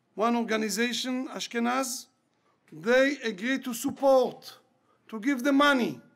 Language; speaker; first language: English; non-native, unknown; Hebrew